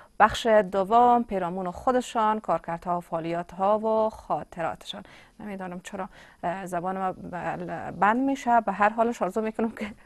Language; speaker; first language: Persian; native; Persian